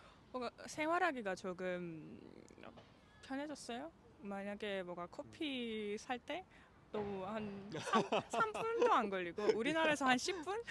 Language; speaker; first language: Korean; non-native, fluent; Georgian